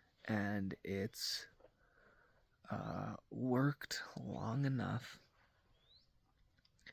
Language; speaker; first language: English; native; English